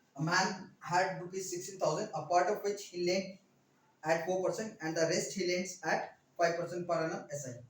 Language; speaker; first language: English; non-native, local second language; Hindi